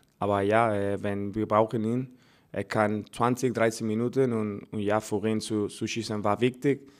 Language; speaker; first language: German; non-native, learner; Spanish